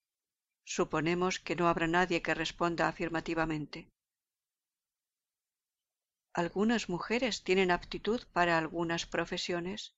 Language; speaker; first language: Spanish; native; Spanish